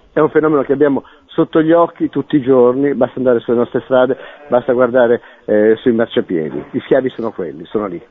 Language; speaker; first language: Italian; native; Italian